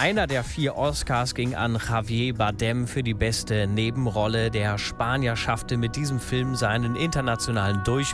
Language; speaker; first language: German; native; German